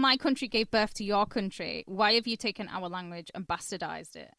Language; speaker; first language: English; native; English